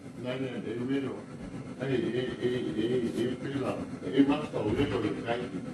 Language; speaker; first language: Finnish; non-native, learner; Thai